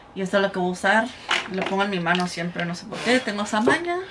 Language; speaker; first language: Spanish; early bilingual, heritage; Spanish